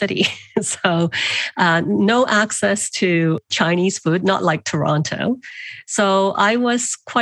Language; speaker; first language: English; non-native, local second language; Cantonese